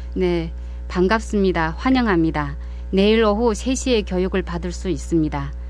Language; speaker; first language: Korean; early bilingual, heritage; Korean